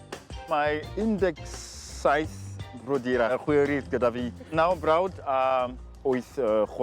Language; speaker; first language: Welsh; non-native, fluent; French